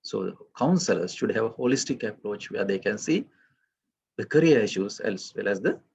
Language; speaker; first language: English; non-native, local second language; Sinhala